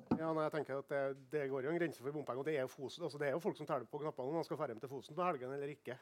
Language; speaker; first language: Norwegian; native; Norwegian